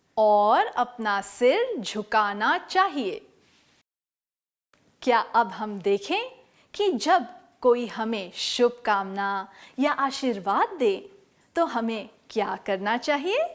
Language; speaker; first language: Hindi; native; Hindi